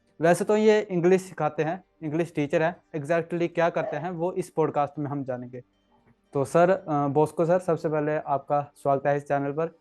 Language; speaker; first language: Hindi; native; Hindi